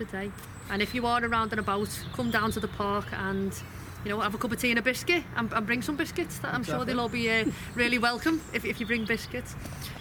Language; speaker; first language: English; native; English